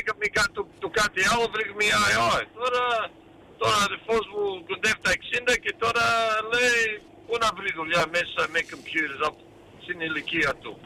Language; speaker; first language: Greek; early bilingual, heritage; Greek